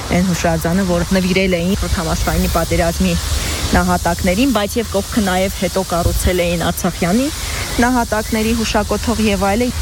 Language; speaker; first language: Armenian; native; Armenian